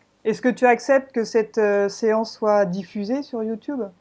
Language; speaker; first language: French; native; French